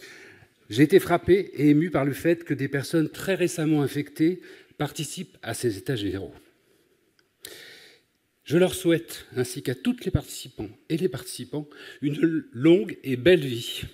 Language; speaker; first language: French; native; French